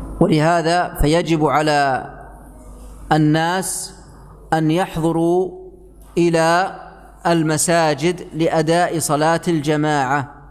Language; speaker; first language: Arabic; native; Arabic